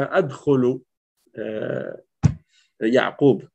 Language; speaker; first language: Arabic; non-native, fluent; French